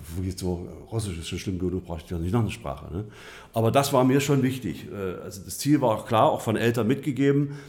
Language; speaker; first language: German; native; German